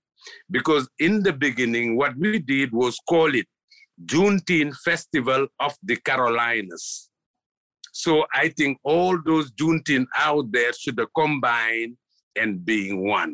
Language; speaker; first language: English; non-native, fluent; Wolof